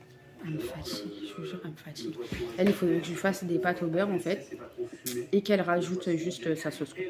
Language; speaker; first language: French; native; French